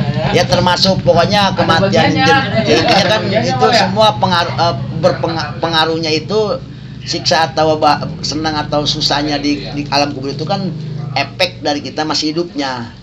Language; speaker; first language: Indonesian; native; Indonesian